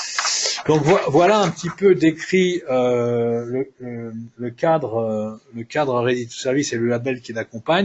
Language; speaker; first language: French; native; French